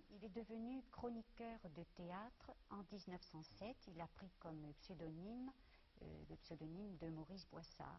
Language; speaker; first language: French; native; French